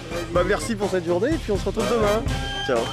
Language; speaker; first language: French; native; French